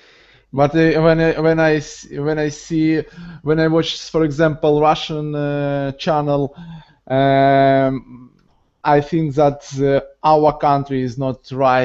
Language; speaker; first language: English; non-native, learner; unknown